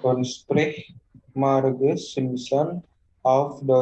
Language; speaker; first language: German; non-native, learner; Indonesian